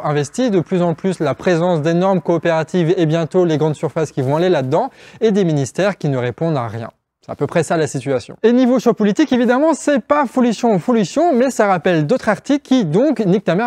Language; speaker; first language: French; native; French